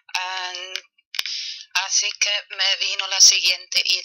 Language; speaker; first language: Spanish; non-native, learner; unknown